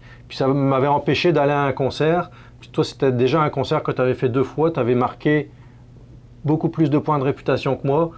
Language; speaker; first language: French; native; French